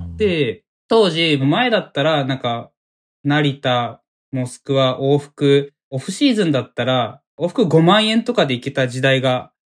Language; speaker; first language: Japanese; native; Japanese